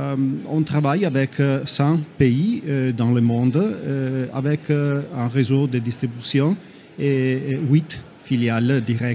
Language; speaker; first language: French; non-native, fluent; Italian